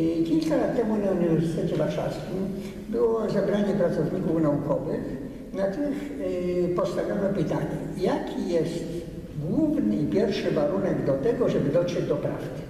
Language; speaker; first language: Polish; early bilingual, heritage; Polish